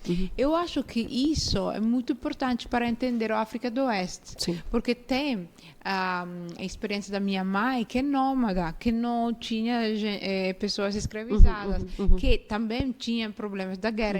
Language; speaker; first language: Portuguese; non-native, fluent; Italian